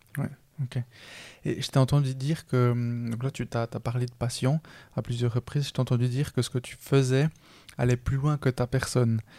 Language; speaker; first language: French; non-native, fluent; Spanish